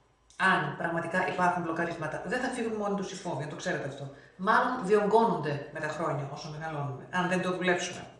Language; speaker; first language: Greek; native; Greek